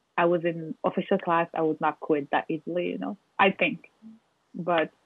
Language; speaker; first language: English; non-native, fluent; Arabic